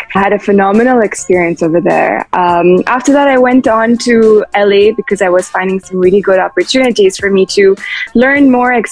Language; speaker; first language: English; early bilingual, heritage; English